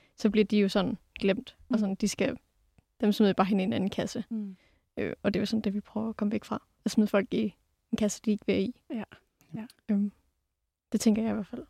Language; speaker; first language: Danish; native; Danish